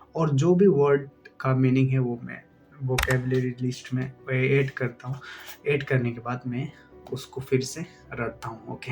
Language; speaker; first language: Hindi; non-native, local second language; Assamese